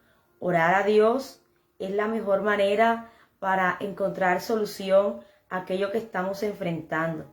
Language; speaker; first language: Spanish; native; Spanish